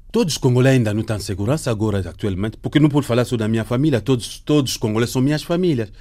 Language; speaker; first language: Portuguese; non-native, learner; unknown